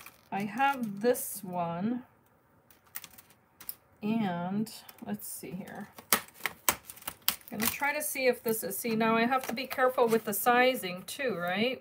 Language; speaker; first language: English; native; English